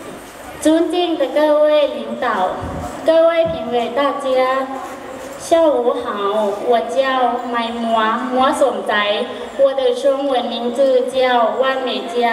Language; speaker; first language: Chinese; non-native, learner; Hmong